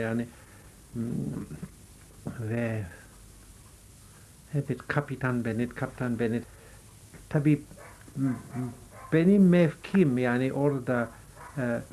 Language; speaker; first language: Turkish; non-native, fluent; English